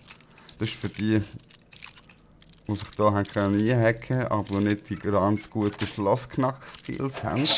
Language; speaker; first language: German; native; German